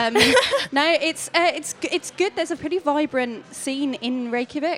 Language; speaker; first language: English; native; English